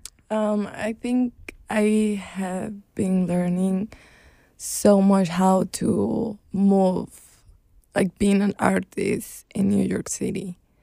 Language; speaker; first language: English; non-native, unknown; Spanish